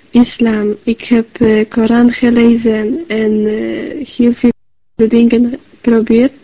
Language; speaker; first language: Dutch; non-native, learner; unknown